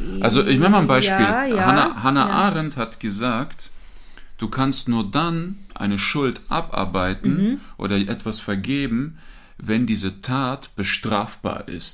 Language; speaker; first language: German; native; German